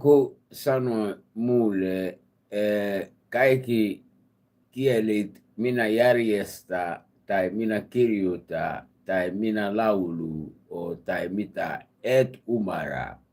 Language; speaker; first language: Finnish; non-native, learner; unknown